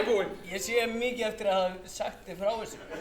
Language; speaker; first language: Icelandic; non-native, fluent; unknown